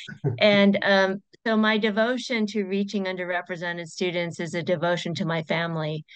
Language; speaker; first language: English; native; English